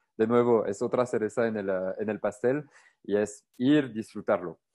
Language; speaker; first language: Spanish; non-native, fluent; French